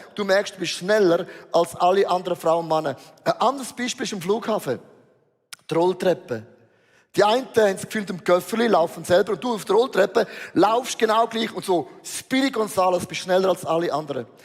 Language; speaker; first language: German; native; German